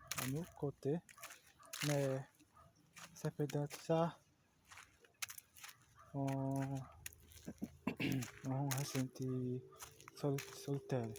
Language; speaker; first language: French; non-native, learner; Portuguese